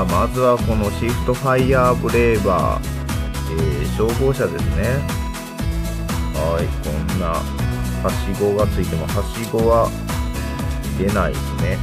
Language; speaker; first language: Japanese; native; Japanese